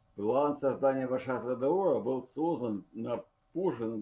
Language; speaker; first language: Russian; native; Russian